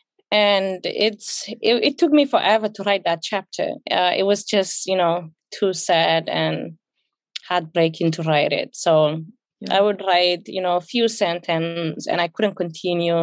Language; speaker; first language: English; non-native, fluent; Somali